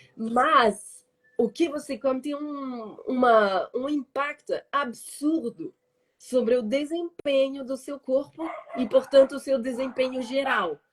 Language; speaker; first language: Portuguese; non-native, fluent; French